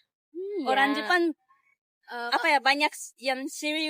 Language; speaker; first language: Indonesian; non-native, learner; Japanese